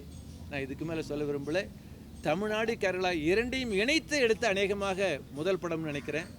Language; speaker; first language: Tamil; native; Tamil